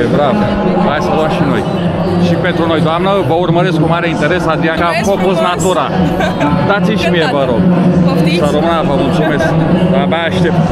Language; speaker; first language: Romanian; native; Romanian